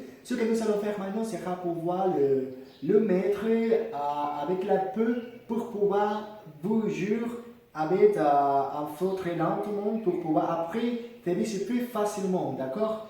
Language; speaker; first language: French; non-native, learner; Spanish